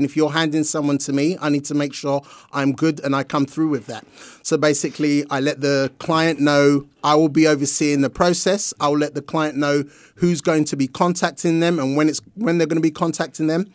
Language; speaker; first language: English; native; English